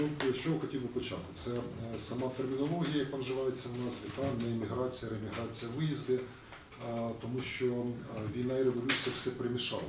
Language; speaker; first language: Ukrainian; native; Ukrainian